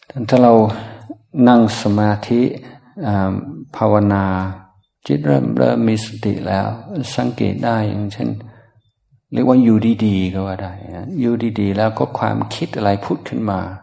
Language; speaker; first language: Thai; non-native, fluent; English